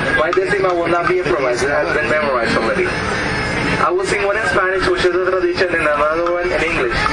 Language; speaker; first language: English; non-native, local second language; Spanish